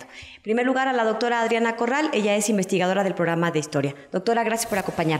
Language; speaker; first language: Spanish; native; Spanish